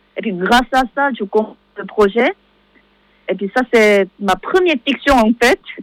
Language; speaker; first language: French; non-native, learner; Korean